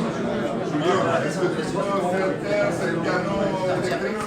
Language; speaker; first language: French; non-native, fluent; Albanian